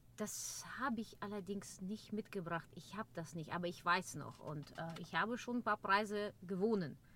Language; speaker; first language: German; non-native, fluent; Russian